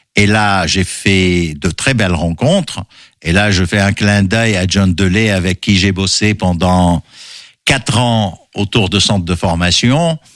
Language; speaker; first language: French; non-native, local second language; Arabic